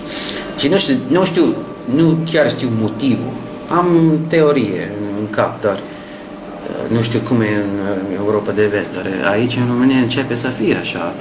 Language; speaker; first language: Romanian; non-native, learner; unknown